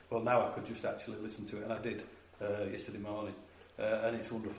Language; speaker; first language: English; native; English